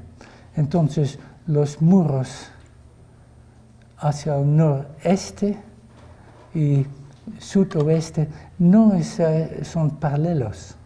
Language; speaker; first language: Spanish; non-native, fluent; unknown